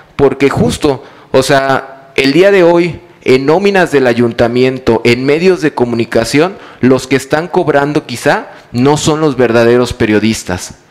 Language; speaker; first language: Spanish; native; Spanish